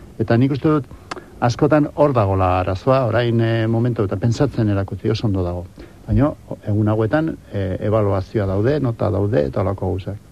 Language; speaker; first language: Basque; non-native, local second language; Spanish